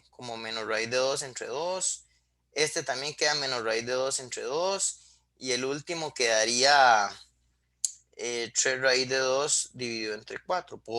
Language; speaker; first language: Spanish; native; Spanish